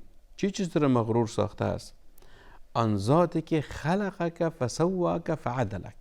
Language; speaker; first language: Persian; native; Persian